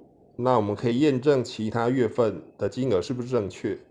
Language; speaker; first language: Chinese; native; Chinese